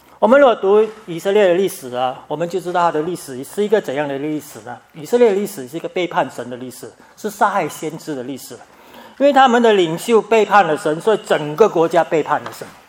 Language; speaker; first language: Chinese; native; Chinese